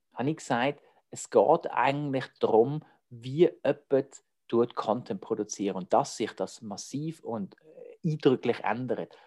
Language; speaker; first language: German; native; German